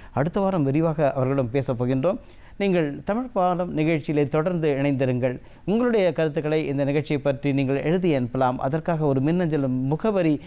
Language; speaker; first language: Tamil; native; Tamil